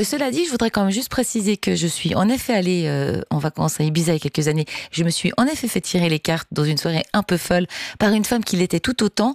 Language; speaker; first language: French; native; French